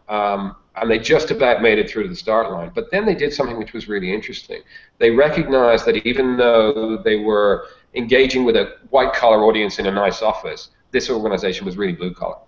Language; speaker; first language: English; native; English